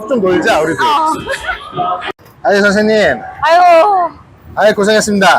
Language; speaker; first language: Korean; native; Korean